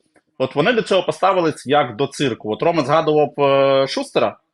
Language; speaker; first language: Ukrainian; native; Ukrainian